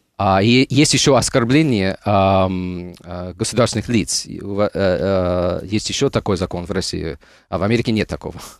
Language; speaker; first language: Russian; non-native, fluent; English